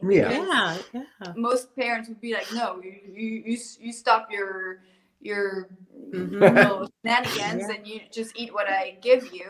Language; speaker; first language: English; non-native, fluent; French